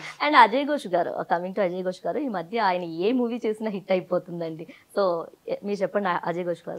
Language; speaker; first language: Telugu; native; Telugu